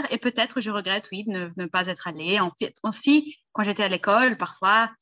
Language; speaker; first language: French; early bilingual, heritage; Portuguese